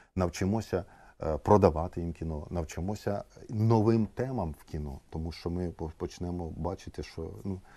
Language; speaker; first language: Ukrainian; native; Ukrainian